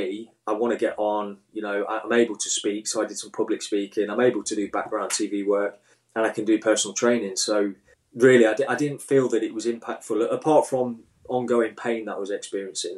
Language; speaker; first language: English; native; English